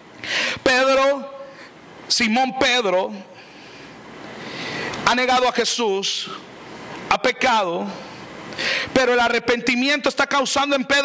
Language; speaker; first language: Spanish; native; Spanish